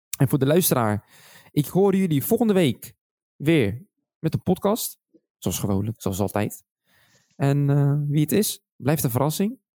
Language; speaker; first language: Dutch; native; Dutch